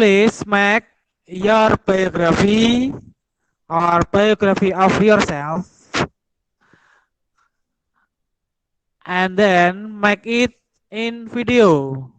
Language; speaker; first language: English; non-native, fluent; Indonesian